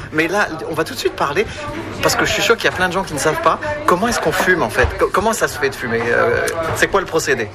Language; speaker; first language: French; native; French